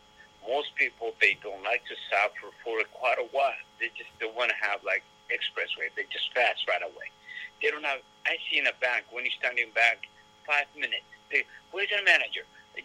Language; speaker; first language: English; non-native, learner; Amharic